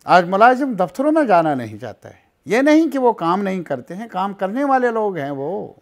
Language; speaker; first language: Urdu; non-native, local second language; Kashmiri